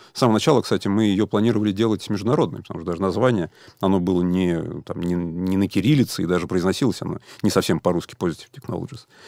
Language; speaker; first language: Russian; native; Russian